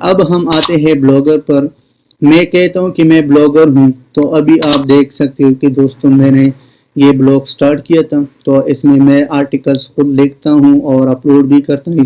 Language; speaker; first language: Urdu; non-native, local second language; Pashto